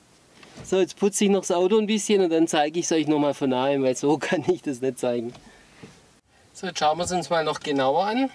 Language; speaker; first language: German; native; German